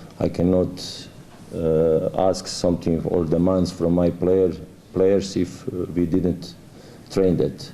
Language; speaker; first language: English; non-native, fluent; Croatian